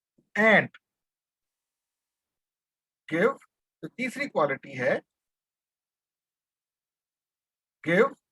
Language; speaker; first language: Hindi; native; Hindi